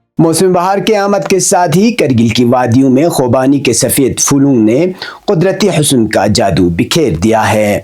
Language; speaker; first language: Urdu; non-native, local second language; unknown